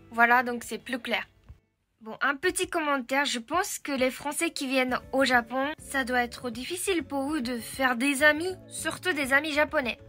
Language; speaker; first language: French; non-native, fluent; Japanese